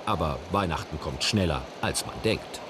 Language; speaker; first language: German; native; German